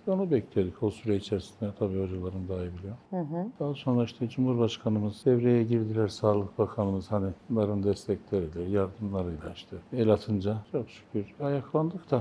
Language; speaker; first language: Turkish; native; Turkish